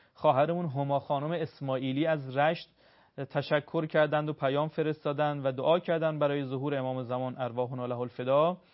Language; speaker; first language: Persian; native; Persian